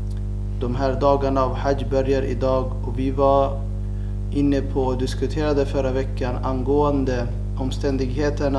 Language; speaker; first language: Swedish; non-native, fluent; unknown